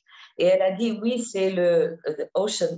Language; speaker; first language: French; non-native, learner; Arabic